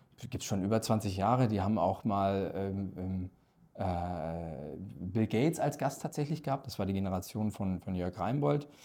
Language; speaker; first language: German; early bilingual, other home language; Turkish